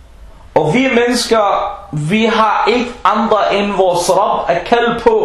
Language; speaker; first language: Danish; non-native, local second language; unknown